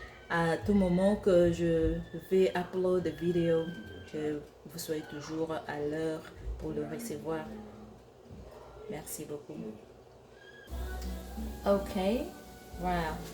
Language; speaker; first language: French; non-native, local second language; Lingala